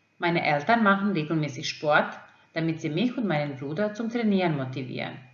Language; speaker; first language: German; non-native, fluent; Croatian